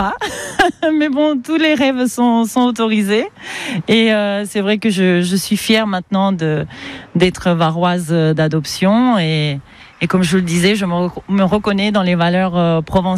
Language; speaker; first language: French; non-native, fluent; Spanish